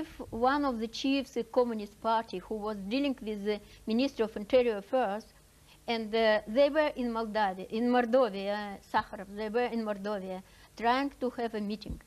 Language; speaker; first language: English; non-native, fluent; Russian